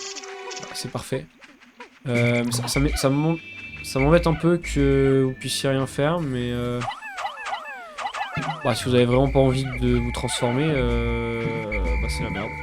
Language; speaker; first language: French; native; French